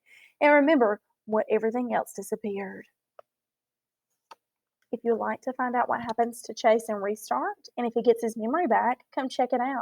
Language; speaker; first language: English; native; English